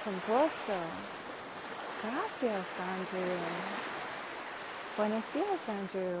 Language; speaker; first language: Spanish; non-native, learner; English